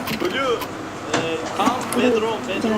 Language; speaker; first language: English; non-native, learner; Turkish